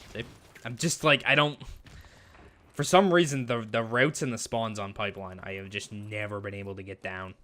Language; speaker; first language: English; native; English